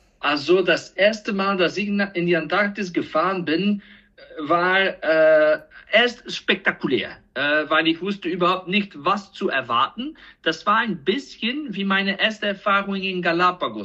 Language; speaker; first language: German; non-native, fluent; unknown